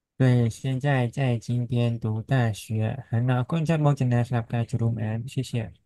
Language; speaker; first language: Chinese; non-native, learner; Khmer